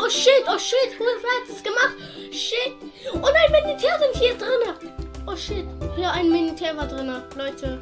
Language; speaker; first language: German; early bilingual, other home language; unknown